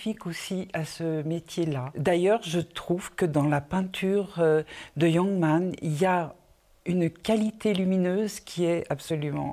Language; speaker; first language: French; native; French